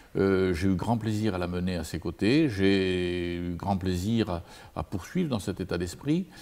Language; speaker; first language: French; native; French